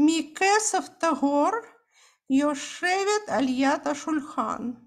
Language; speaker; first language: Hebrew; non-native, fluent; Russian